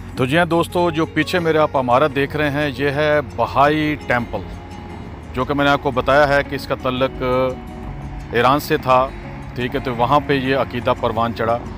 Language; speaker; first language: Urdu; native; Urdu